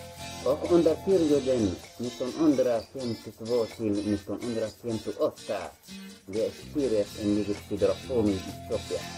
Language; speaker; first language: Swedish; non-native, learner; Tigrinya